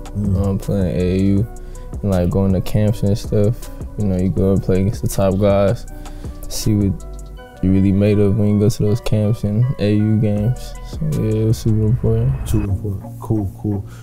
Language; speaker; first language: English; native; English